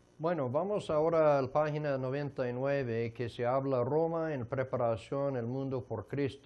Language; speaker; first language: Spanish; non-native, fluent; English